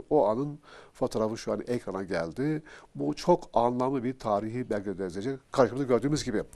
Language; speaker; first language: Turkish; native; Turkish